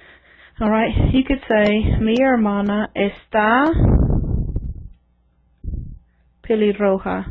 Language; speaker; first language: Spanish; non-native, fluent; English